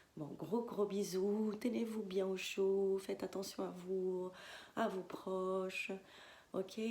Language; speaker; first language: French; non-native, fluent; Spanish